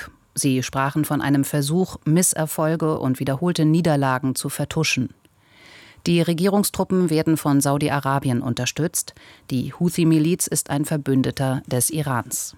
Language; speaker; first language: German; native; German